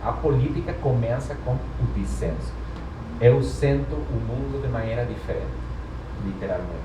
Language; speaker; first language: Portuguese; non-native, learner; Spanish